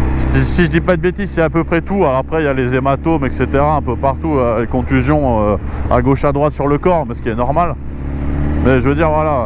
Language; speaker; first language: French; native; French